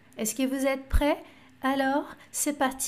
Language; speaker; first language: French; non-native, fluent; Portuguese